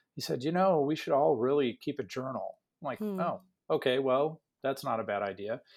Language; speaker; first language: English; native; English